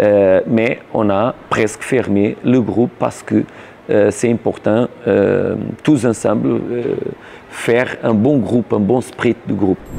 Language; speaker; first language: French; non-native, learner; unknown